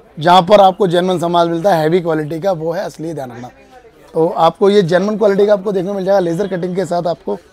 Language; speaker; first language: Hindi; native; Hindi